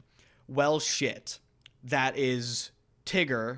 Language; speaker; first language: English; native; English